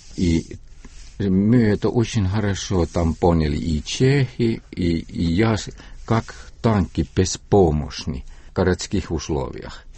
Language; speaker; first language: Russian; non-native, fluent; Estonian